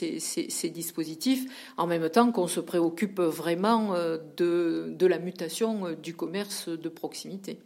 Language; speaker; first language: French; native; French